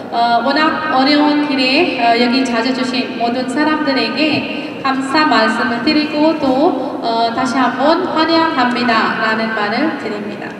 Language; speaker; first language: Korean; non-native, fluent; Sinhala